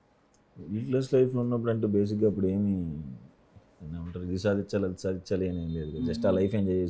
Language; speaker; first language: Telugu; native; Telugu